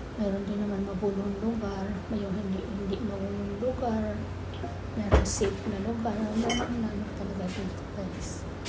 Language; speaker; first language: Filipino; non-native, local second language; Waray